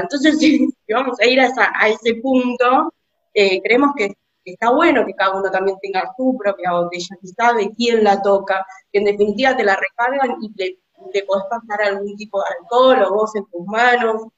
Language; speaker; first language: Spanish; native; Spanish